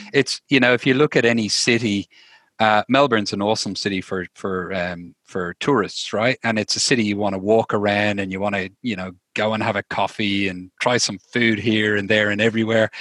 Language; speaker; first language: English; native; English